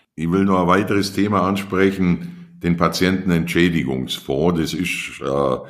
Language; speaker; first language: German; native; German